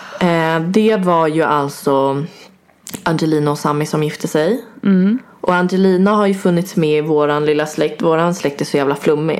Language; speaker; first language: Swedish; native; Swedish